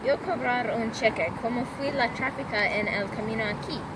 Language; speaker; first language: Spanish; non-native, learner; English